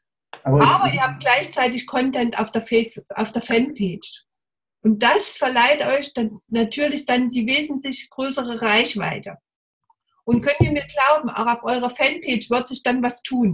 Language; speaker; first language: German; native; German